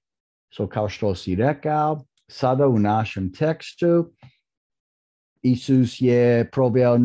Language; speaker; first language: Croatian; early bilingual, heritage; English